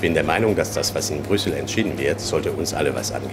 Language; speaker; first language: German; non-native, fluent; French